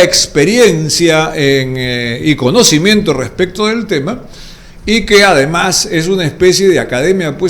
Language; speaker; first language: Spanish; native; Spanish